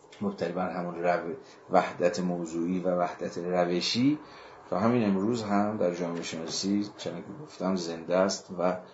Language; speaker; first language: Persian; native; Persian